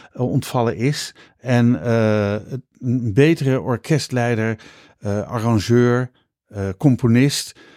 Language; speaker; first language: Dutch; native; Dutch